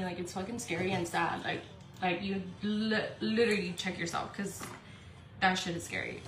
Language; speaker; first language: English; early bilingual, other home language; Spanish